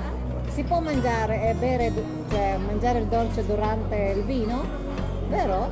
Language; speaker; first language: Italian; non-native, fluent; Filipino